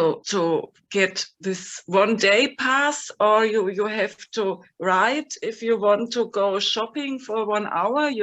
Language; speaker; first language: English; non-native, fluent; German